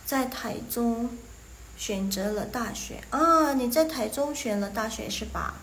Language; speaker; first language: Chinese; non-native, fluent; Indonesian